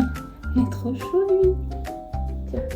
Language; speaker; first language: French; native; French